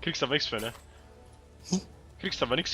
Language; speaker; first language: German; native; German